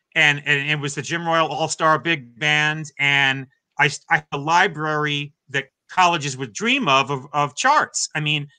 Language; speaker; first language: English; native; English